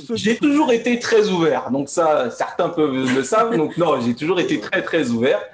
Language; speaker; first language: French; native; French